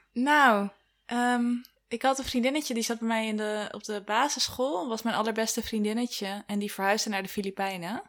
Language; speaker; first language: Dutch; native; Dutch